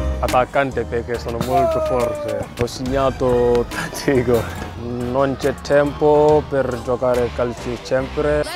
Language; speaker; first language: Italian; non-native, learner; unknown